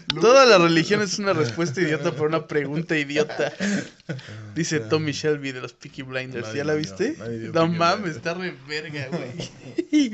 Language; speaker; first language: Spanish; native; Spanish